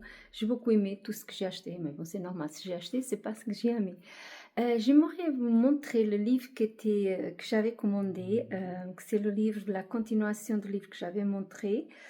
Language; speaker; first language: French; non-native, fluent; Portuguese